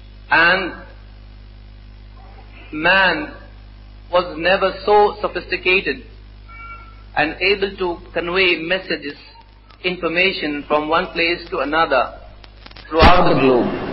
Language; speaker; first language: English; non-native, local second language; Urdu